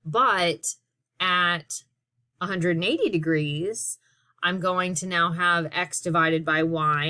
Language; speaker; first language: English; native; English